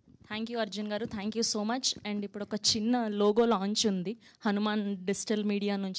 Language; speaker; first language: Telugu; native; Telugu